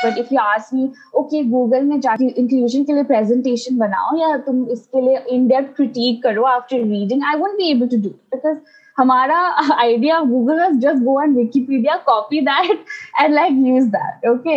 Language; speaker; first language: English; non-native, local second language; Nepali